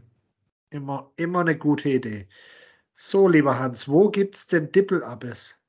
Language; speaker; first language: German; native; German